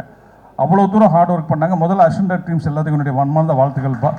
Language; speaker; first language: Tamil; native; Tamil